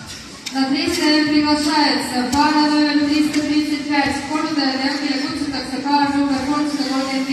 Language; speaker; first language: Russian; native; Russian